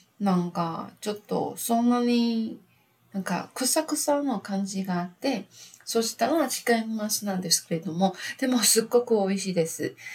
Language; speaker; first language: Japanese; non-native, learner; Chinese